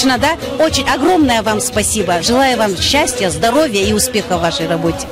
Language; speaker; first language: Russian; native; Russian